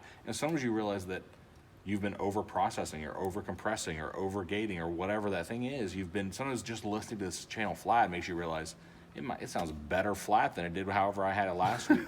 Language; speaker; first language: English; native; English